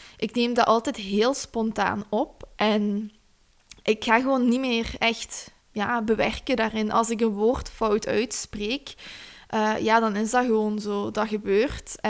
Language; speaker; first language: Dutch; native; Dutch